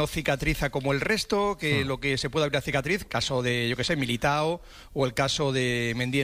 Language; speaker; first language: Spanish; native; Spanish